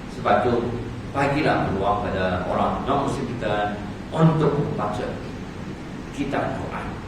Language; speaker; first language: Malay; non-native, local second language; Chinese